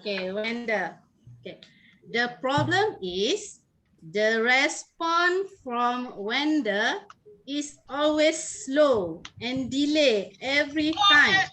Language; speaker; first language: English; non-native, learner; Malay